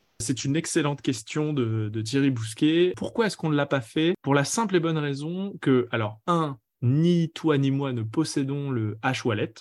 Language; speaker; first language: French; native; French